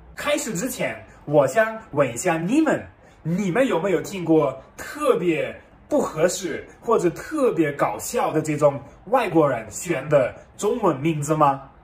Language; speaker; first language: Chinese; non-native, fluent; German